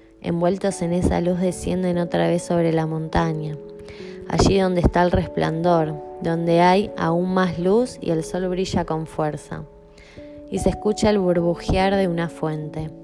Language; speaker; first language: Spanish; native; Spanish